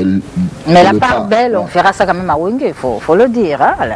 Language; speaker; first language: French; non-native, local second language; Lingala